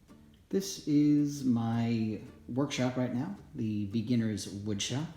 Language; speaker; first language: English; native; English